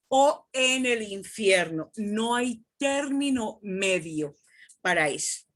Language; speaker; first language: Spanish; native; Spanish